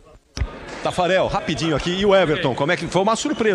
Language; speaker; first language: Portuguese; native; Portuguese